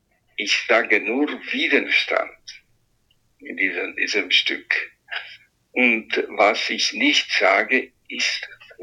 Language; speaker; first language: German; non-native, fluent; Italian